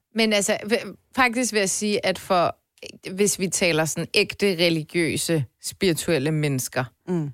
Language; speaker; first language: Danish; early bilingual, other home language; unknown